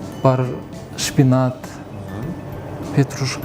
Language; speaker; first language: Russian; non-native, local second language; Kyrgyz